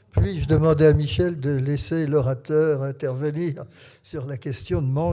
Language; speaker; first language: French; native; French